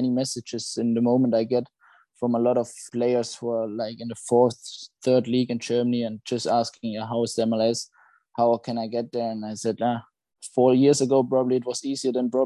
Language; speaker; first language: English; non-native, fluent; German